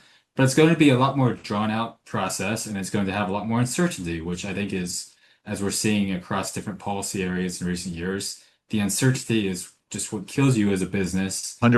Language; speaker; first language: English; native; English